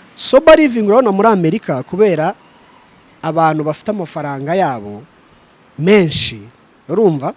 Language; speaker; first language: Kinyarwanda; native; Kinyarwanda